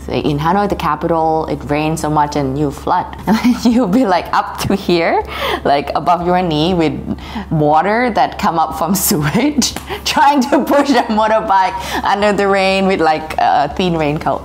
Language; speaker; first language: English; non-native, fluent; Vietnamese